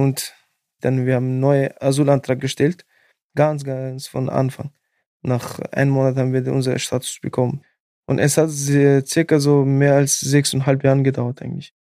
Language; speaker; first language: German; non-native, fluent; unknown